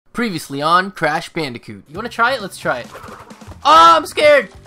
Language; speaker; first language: English; native; English